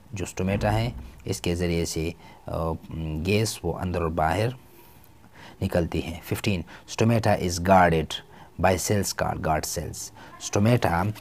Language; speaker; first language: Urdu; non-native, local second language; Pashto